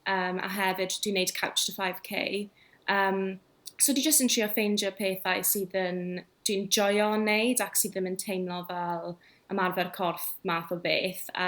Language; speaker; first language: Welsh; non-native, local second language; English